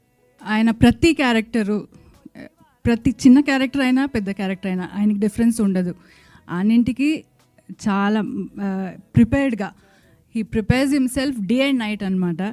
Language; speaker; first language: Telugu; non-native, local second language; Kannada